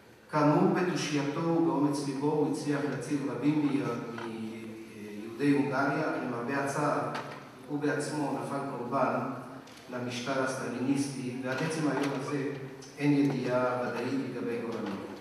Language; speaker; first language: Hebrew; native; Hebrew